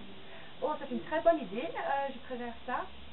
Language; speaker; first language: French; non-native, learner; Dutch